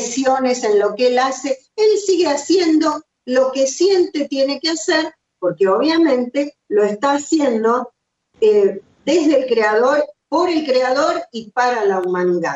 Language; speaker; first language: Spanish; native; Spanish